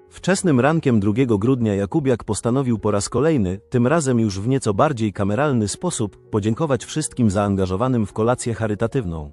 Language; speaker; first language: Polish; native; Polish